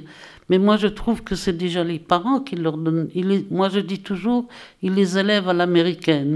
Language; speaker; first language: French; native; French